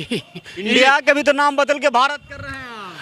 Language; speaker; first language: Hindi; native; Hindi